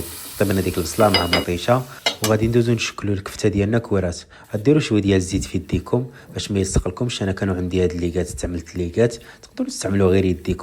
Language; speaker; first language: Arabic; native; Arabic